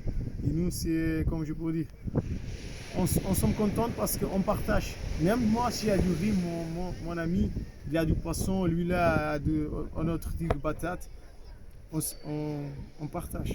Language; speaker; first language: French; non-native, fluent; Kabuverdianu